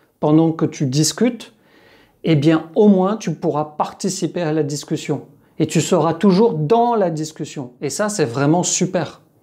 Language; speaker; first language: French; native; French